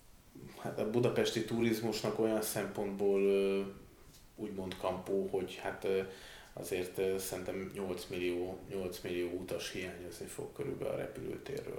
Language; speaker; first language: Hungarian; native; Hungarian